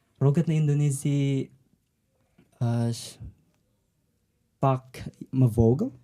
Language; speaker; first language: Albanian; non-native, learner; Indonesian